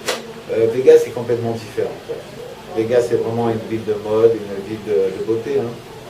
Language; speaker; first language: French; native; French